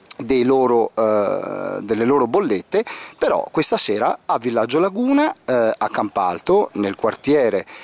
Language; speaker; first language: Italian; native; Italian